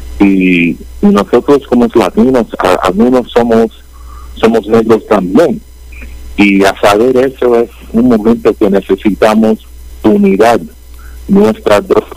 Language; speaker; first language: Spanish; early bilingual, heritage; Spanish